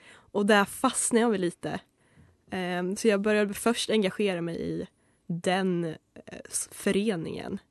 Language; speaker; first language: Swedish; native; Swedish